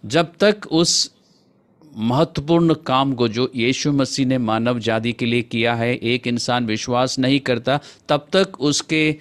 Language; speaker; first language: Hindi; non-native, local second language; Malayalam